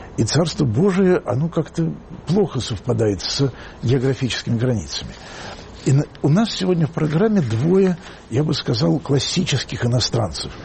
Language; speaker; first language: Russian; native; Russian